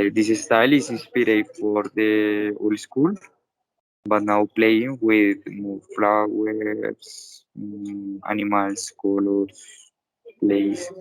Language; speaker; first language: English; non-native, learner; Spanish